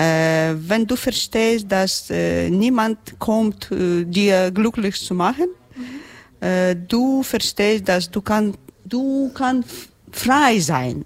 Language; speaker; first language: German; non-native, learner; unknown